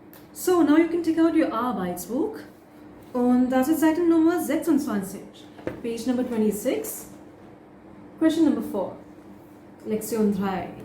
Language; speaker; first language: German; non-native, fluent; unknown